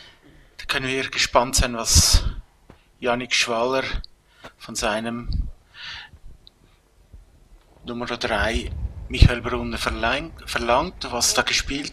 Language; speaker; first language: German; native; German